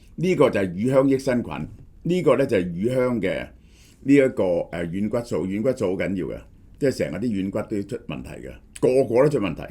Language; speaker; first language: Cantonese; native; Cantonese